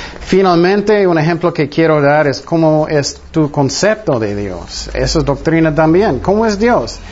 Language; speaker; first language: Spanish; non-native, fluent; English